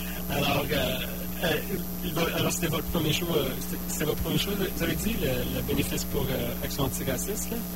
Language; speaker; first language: French; native; French